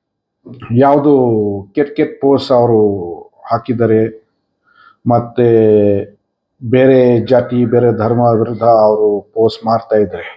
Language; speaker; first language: Kannada; non-native, fluent; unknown